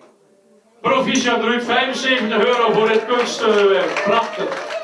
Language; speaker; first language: Dutch; native; Dutch